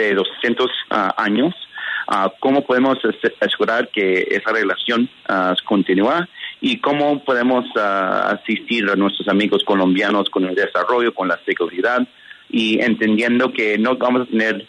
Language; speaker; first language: Spanish; early bilingual, heritage; Spanish